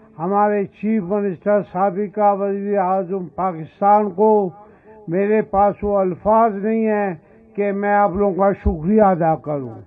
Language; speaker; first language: Urdu; non-native, local second language; Pashto